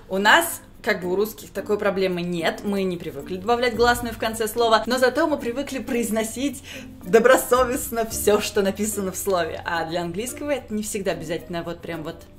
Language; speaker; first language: Russian; native; Russian